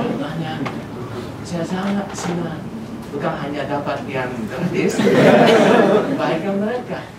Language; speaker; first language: Indonesian; non-native, fluent; Japanese